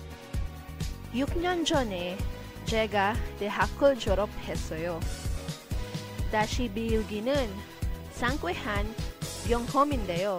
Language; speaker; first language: Korean; non-native, learner; Filipino